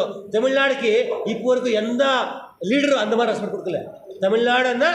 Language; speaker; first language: Tamil; non-native, learner; Kannada